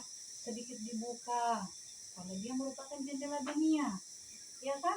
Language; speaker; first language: Indonesian; native; Indonesian